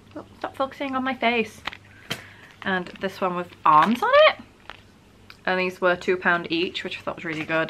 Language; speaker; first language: English; native; English